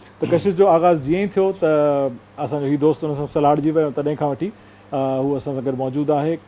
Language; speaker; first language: Sindhi; native; Sindhi